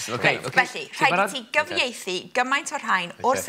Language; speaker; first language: Welsh; native; Welsh